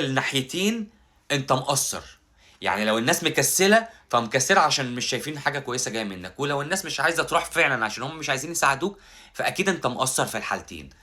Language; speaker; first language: Arabic; native; Arabic